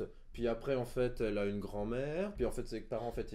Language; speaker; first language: French; native; French